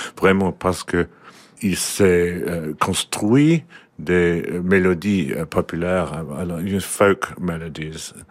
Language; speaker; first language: French; non-native, learner; English